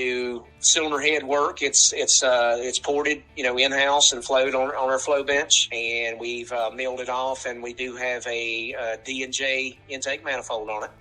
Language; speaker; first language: English; native; English